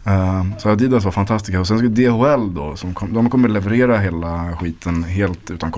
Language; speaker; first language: Swedish; native; Swedish